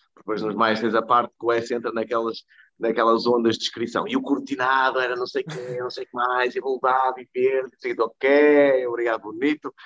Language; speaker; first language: Portuguese; native; Portuguese